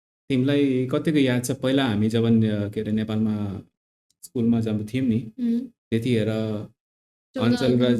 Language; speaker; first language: Nepali; native; Nepali